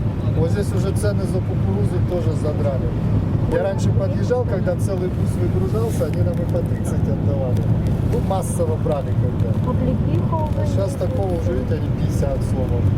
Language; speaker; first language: Russian; native; Russian